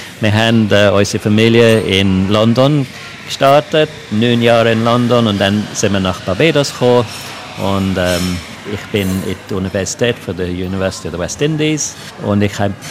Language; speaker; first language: German; non-native, local second language; English